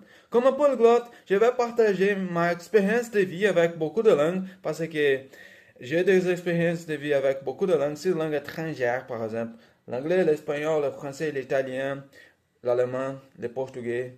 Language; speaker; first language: French; non-native, learner; Portuguese